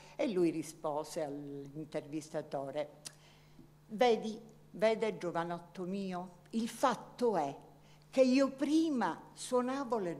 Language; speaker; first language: Italian; native; Italian